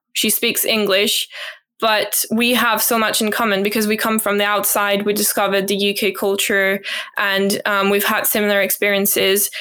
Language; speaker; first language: English; non-native, fluent; French